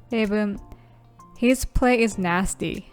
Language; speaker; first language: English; non-native, fluent; Japanese